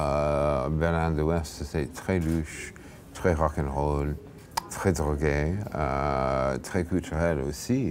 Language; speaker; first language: French; non-native, fluent; English